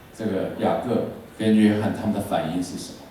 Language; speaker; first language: Chinese; native; Chinese